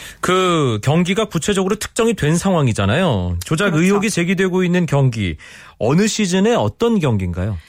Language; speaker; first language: Korean; native; Korean